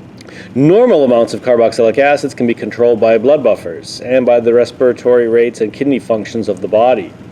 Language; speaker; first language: English; native; English